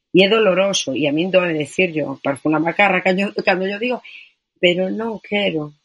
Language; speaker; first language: Galician; non-native, local second language; Spanish